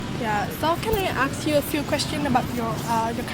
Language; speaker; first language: English; non-native, learner; Vietnamese